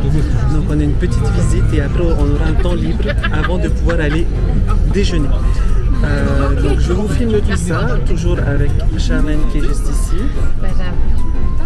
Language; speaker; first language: French; native; French